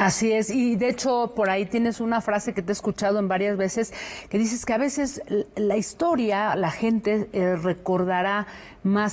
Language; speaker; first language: Spanish; native; Spanish